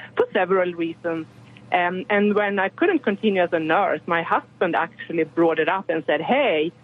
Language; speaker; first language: English; non-native, fluent; Swedish